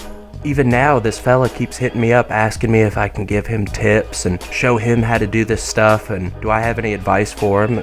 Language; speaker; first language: English; native; English